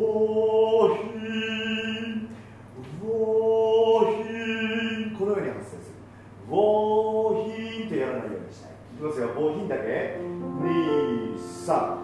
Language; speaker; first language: Japanese; native; Japanese